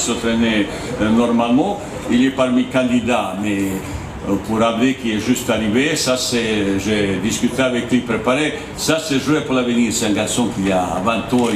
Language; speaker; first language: French; non-native, fluent; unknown